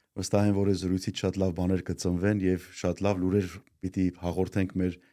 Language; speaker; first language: Armenian; native; Armenian